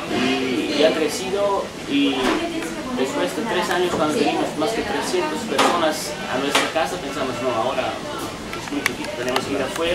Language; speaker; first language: Spanish; non-native, fluent; German